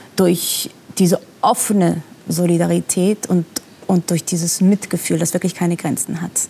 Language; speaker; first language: German; non-native, fluent; Persian